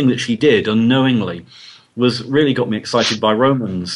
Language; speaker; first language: English; native; English